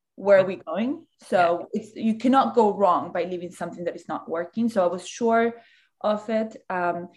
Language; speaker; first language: English; early bilingual, other home language; Spanish